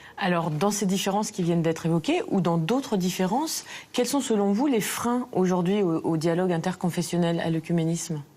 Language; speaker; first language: French; native; French